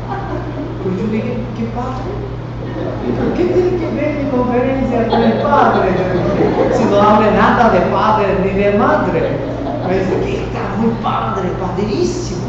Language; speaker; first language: Spanish; non-native, fluent; Korean